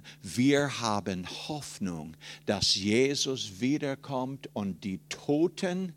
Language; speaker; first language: German; non-native, fluent; English